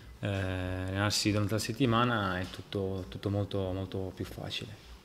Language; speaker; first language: Italian; non-native, fluent; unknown